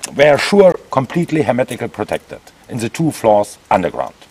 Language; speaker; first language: English; non-native, fluent; German